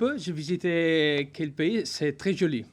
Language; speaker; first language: French; non-native, learner; Italian